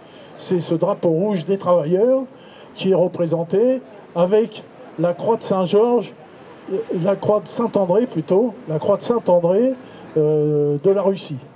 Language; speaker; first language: French; native; French